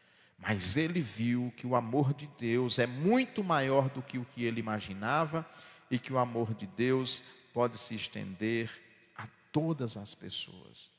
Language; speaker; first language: Portuguese; native; Portuguese